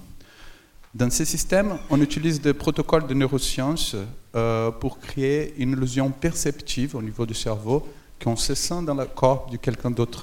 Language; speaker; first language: French; non-native, fluent; Portuguese